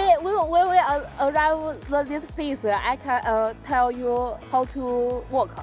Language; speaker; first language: English; non-native, learner; Chinese